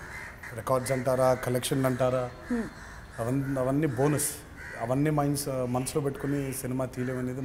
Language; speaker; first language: Telugu; native; Telugu